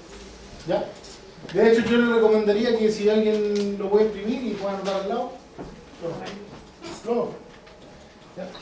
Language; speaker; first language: Spanish; native; Spanish